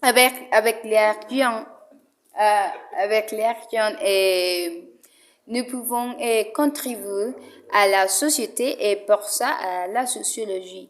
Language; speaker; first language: French; non-native, learner; Spanish